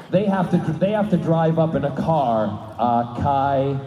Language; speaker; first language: English; native; English